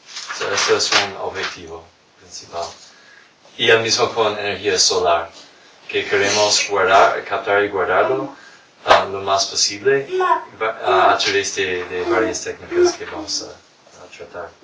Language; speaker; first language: Spanish; non-native, fluent; English